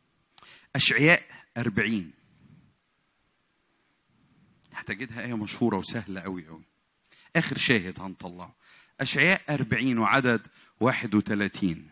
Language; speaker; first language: Arabic; native; Arabic